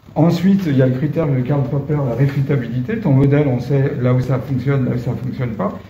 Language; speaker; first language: French; native; French